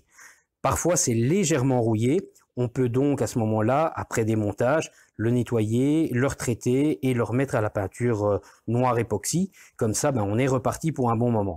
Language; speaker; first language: French; native; French